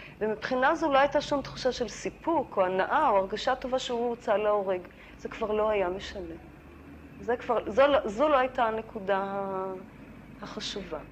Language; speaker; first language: Hebrew; native; Hebrew